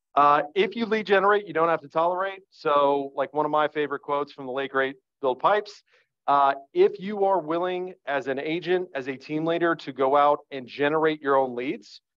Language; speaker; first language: English; native; English